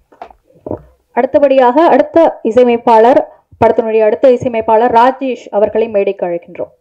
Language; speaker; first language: Tamil; native; Tamil